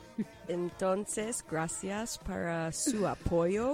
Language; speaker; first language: Spanish; non-native, learner; English